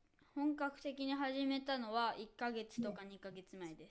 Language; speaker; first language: Japanese; native; Japanese